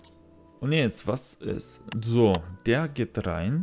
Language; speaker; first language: German; non-native, learner; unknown